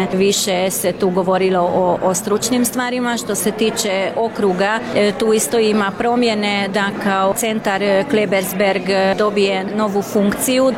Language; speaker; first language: Croatian; early bilingual, heritage; Croatian